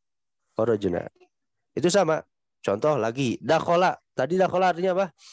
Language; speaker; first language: Indonesian; native; Indonesian